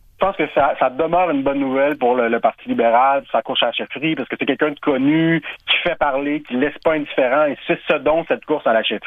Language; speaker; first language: French; native; French